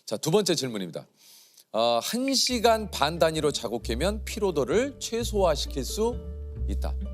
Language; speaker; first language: Korean; native; Korean